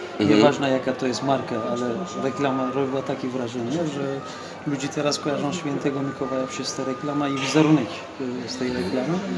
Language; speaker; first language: Polish; non-native, fluent; Turkish